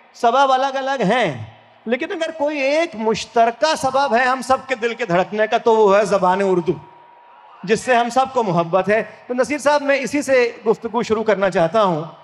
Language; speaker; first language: Hindi; native; Hindi